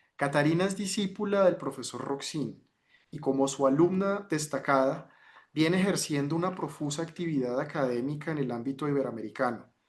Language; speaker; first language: Spanish; native; Spanish